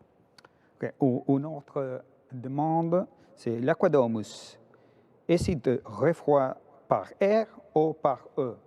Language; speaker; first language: French; non-native, fluent; Italian